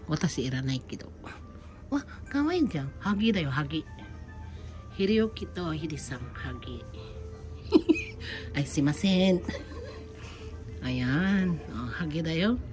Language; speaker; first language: Japanese; non-native, fluent; Filipino